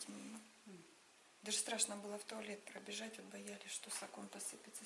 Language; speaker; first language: Russian; native; Russian